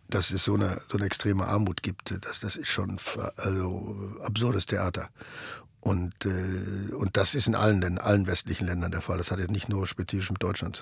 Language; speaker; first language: German; native; German